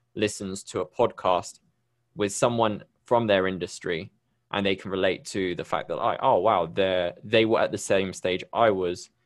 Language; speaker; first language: English; native; English